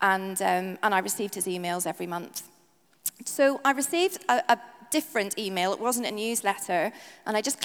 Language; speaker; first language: English; native; English